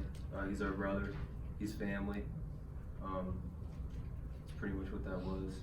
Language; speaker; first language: English; native; English